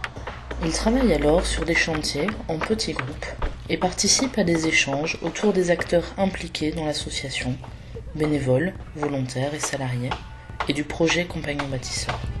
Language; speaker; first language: French; native; French